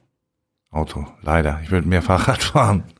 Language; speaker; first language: German; native; German